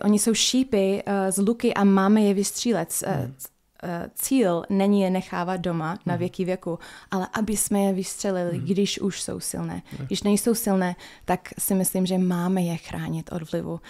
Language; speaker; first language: Czech; non-native, fluent; English